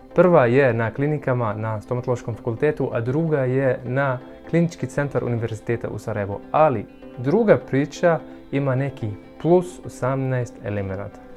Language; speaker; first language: Bosnian; non-native, fluent; Arabic